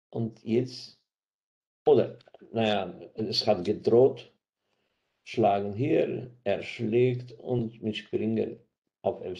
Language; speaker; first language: German; non-native, fluent; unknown